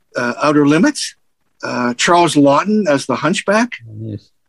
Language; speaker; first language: English; native; English